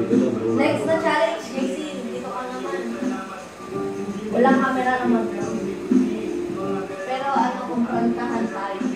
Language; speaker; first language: Filipino; native; Filipino